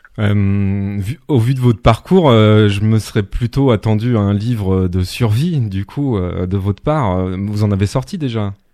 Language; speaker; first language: French; native; French